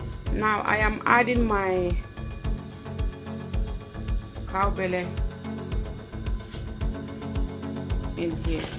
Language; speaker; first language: English; non-native, local second language; Mandingo